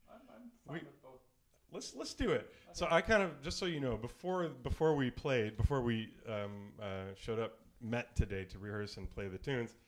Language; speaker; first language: English; native; English